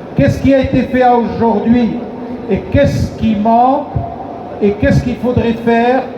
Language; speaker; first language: French; non-native, local second language; Arabic